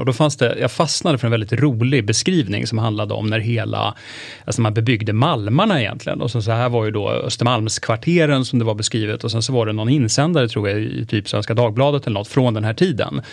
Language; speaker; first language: Swedish; native; Swedish